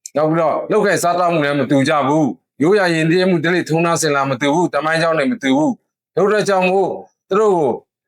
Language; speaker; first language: Burmese; non-native, local second language; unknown